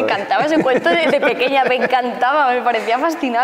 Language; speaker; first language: Spanish; native; Spanish